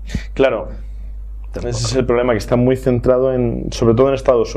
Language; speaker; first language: Spanish; native; Spanish